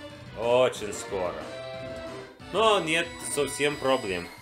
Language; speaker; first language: Russian; non-native, learner; English